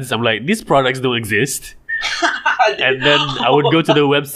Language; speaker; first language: English; non-native, local second language; Malay